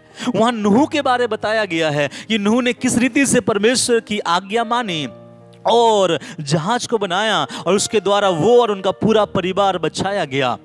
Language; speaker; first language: Hindi; non-native, local second language; Bangla